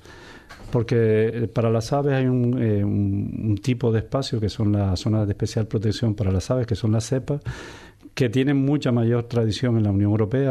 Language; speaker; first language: Spanish; native; Spanish